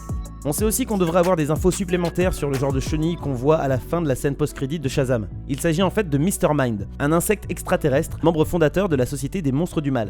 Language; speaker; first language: French; native; French